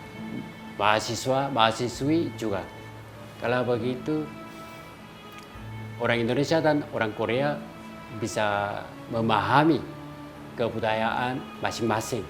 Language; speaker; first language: Indonesian; non-native, fluent; Korean